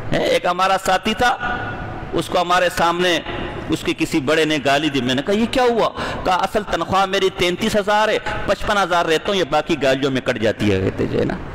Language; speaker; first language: Urdu; non-native, local second language; Pashto